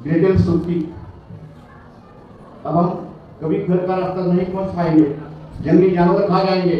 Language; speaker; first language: Hindi; non-native, local second language; Marathi